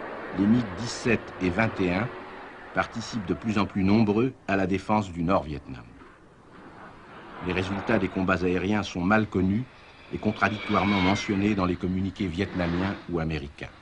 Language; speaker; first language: French; native; French